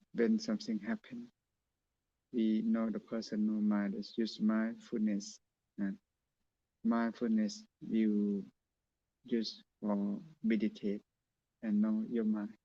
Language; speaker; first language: English; non-native, learner; Thai